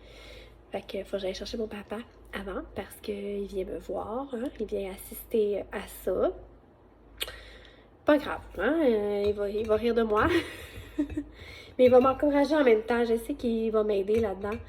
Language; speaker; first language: French; native; French